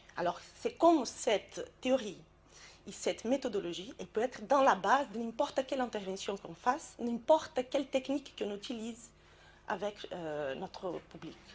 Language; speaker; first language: French; non-native, fluent; Portuguese